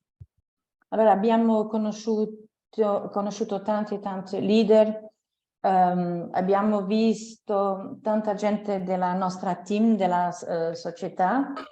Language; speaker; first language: Italian; non-native, fluent; French